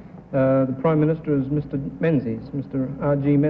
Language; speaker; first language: English; native; English